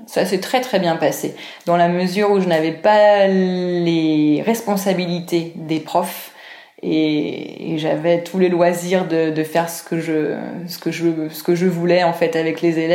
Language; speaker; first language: French; native; French